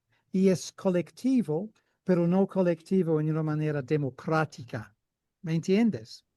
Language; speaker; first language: Spanish; non-native, fluent; English